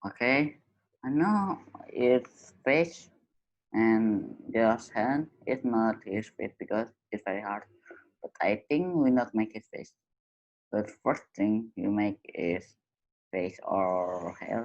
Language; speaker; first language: English; non-native, learner; Indonesian